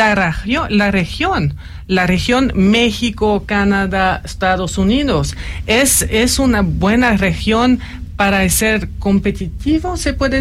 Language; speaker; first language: Spanish; non-native, fluent; French